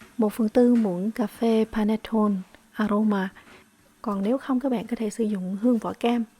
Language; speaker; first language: Vietnamese; native; Vietnamese